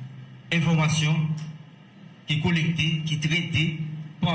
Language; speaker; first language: French; non-native, local second language; Haitian Creole